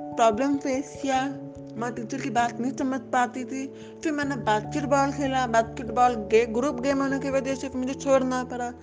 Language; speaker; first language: Hindi; native; Hindi